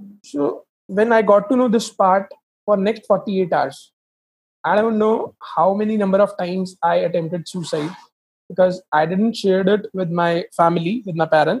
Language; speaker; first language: English; non-native, local second language; Hindi